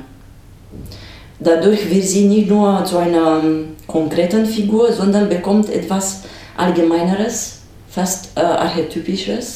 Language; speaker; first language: German; non-native, fluent; Romanian